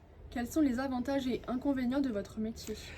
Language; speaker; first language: French; native; French